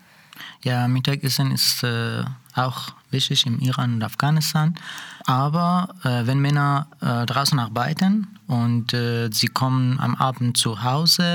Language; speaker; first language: German; non-native, learner; Persian